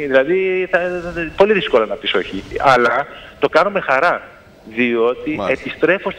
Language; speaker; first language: Greek; native; Greek